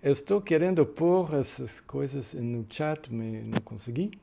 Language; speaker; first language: Portuguese; non-native, fluent; English